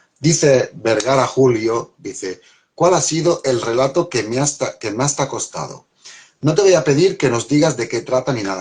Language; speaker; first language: Spanish; native; Spanish